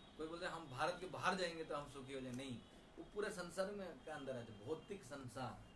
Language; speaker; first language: Hindi; non-native, local second language; Bangla